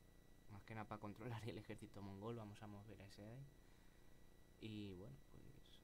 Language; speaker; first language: Spanish; native; Spanish